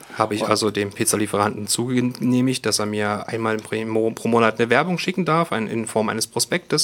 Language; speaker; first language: German; native; German